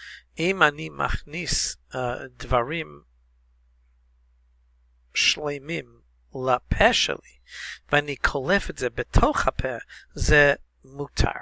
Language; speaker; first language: Hebrew; non-native, fluent; English